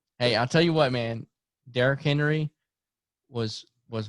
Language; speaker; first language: English; native; English